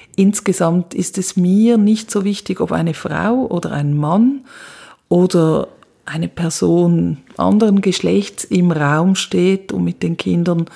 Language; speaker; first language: German; native; German